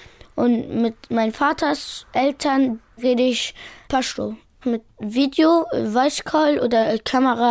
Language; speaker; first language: German; early bilingual, other home language; Pashto